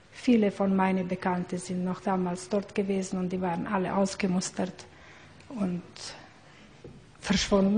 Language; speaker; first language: German; non-native, learner; Hungarian